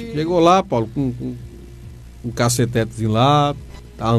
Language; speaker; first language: Portuguese; native; Portuguese